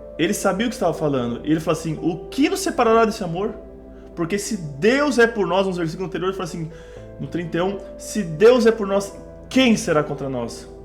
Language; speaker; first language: Portuguese; native; Portuguese